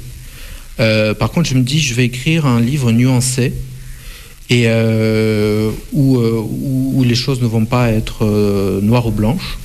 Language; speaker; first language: French; non-native, fluent; Russian